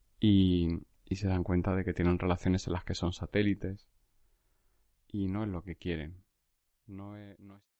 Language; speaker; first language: Spanish; native; Spanish